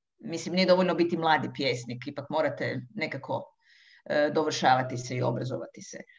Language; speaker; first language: Croatian; native; Croatian